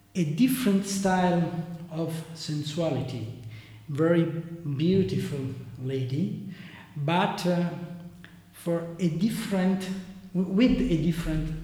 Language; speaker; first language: English; non-native, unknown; Italian